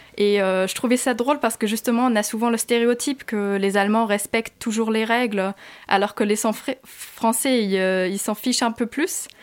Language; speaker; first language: French; non-native, fluent; German